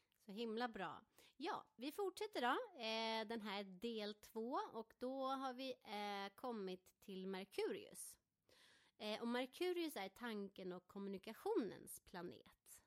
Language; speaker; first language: Swedish; native; Swedish